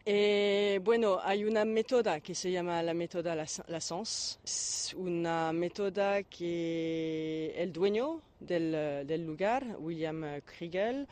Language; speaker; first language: Spanish; non-native, learner; French